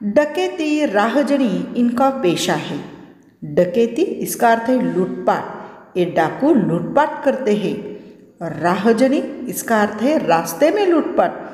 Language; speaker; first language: Hindi; non-native, local second language; Marathi